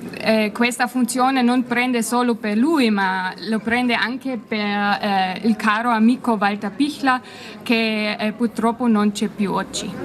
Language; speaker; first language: Italian; non-native, fluent; German